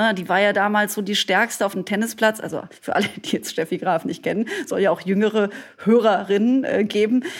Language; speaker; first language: German; native; German